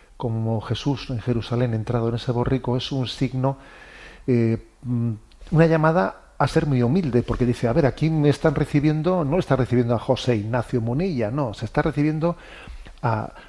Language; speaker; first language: Spanish; native; Spanish